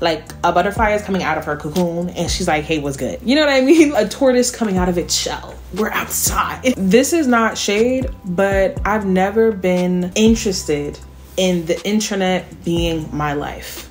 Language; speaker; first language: English; native; English